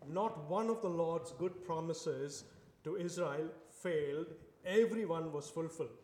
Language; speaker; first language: English; non-native, local second language; Tamil